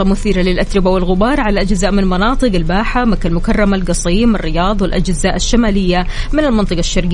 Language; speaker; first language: Arabic; native; Arabic